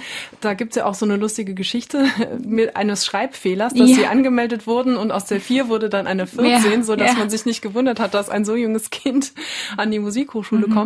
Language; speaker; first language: German; native; German